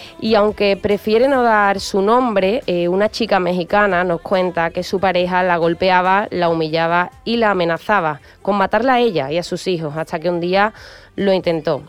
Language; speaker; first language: Spanish; native; Spanish